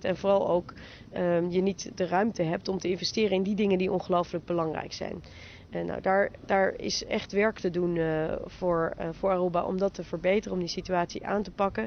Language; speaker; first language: Dutch; native; Dutch